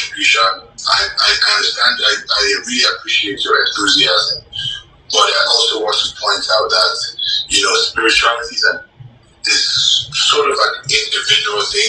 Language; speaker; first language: English; non-native, local second language; Igbo